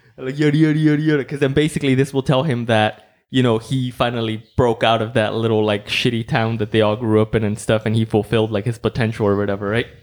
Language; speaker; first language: English; non-native, fluent; Spanish